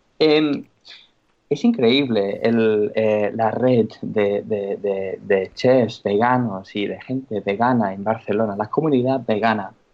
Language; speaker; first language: Spanish; non-native, fluent; English